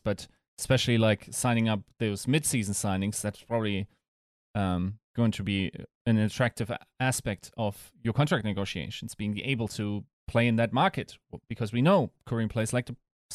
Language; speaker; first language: English; non-native, fluent; German